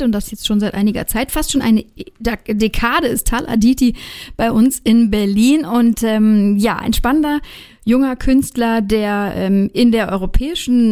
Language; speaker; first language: German; native; German